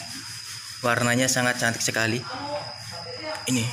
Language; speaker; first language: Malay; non-native, local second language; Javanese